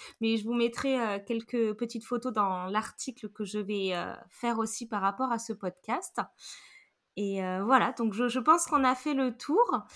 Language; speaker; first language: French; native; French